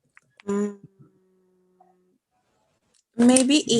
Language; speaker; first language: English; non-native, learner; Spanish